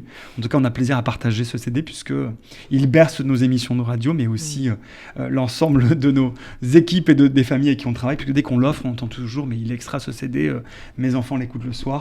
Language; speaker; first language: French; native; French